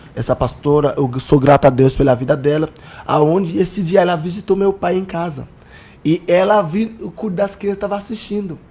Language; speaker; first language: Portuguese; non-native, learner; Haitian Creole